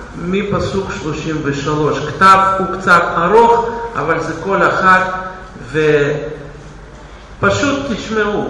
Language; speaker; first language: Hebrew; non-native, fluent; Russian